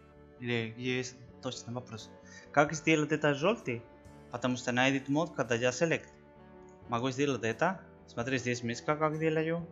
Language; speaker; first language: Russian; non-native, learner; Spanish